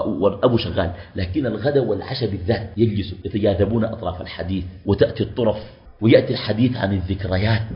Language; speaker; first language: Arabic; native; Arabic